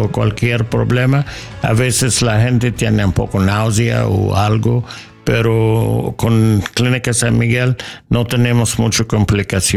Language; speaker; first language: Spanish; non-native, learner; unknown